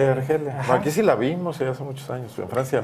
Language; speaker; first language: Spanish; native; Spanish